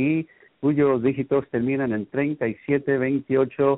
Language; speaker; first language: Spanish; native; Spanish